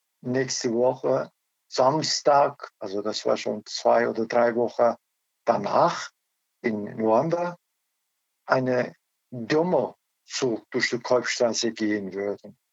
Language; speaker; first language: German; non-native, learner; Turkish